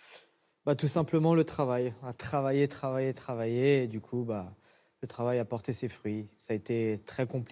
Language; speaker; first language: French; native; French